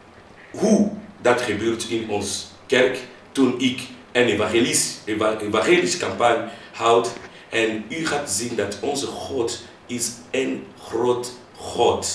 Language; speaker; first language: Dutch; non-native, fluent; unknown